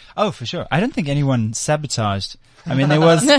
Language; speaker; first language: English; native; English